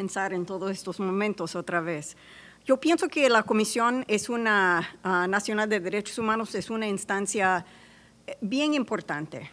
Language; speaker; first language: Spanish; non-native, fluent; English